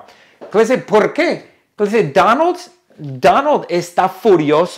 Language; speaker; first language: Spanish; non-native, fluent; English